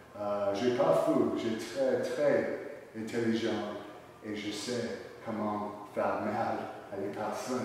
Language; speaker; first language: French; non-native, learner; English